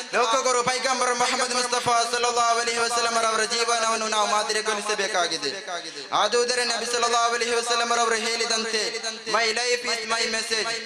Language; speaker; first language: Kannada; non-native, local second language; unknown